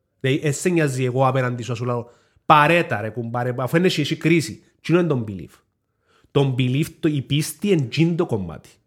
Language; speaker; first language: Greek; native; Greek